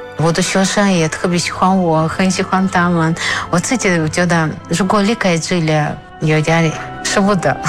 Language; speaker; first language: Chinese; non-native, fluent; Russian